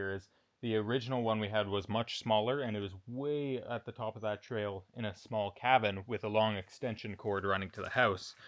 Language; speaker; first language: English; native; English